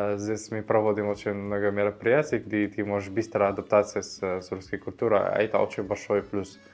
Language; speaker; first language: Russian; non-native, fluent; Arabic